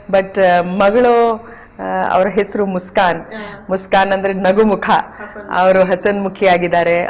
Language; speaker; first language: Kannada; non-native, local second language; Hindi